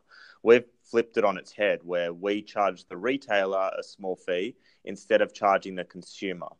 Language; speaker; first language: English; native; English